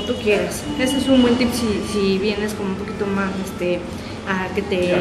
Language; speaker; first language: Spanish; native; Spanish